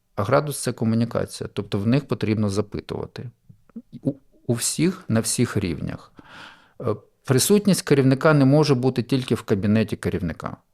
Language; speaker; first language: Ukrainian; native; Ukrainian